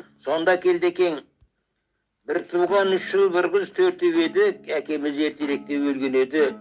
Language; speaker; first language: Kazakh; native; Kazakh